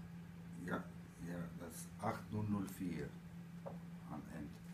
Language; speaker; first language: German; non-native, learner; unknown